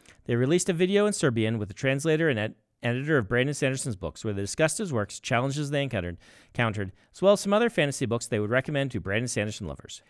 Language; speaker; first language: English; native; English